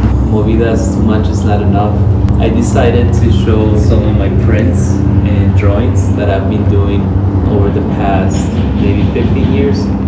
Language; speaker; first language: English; non-native, fluent; Spanish